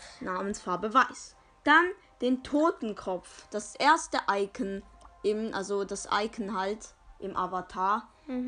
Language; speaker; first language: German; native; German